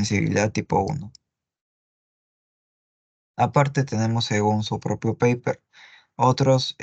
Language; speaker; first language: Spanish; native; Spanish